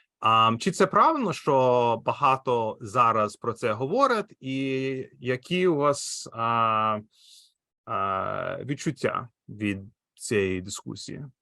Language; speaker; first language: Ukrainian; non-native, fluent; English